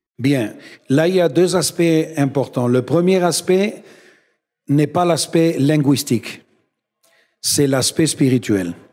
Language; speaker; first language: French; non-native, fluent; Spanish